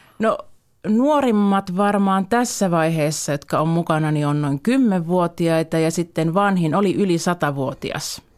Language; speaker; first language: Finnish; native; Finnish